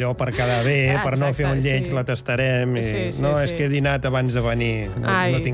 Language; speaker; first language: Catalan; native; Catalan